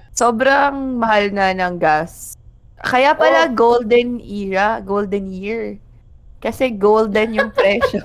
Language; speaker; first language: Filipino; non-native, local second language; Bikol